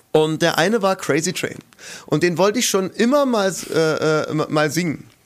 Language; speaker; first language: German; native; German